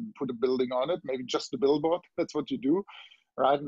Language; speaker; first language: English; non-native, fluent; German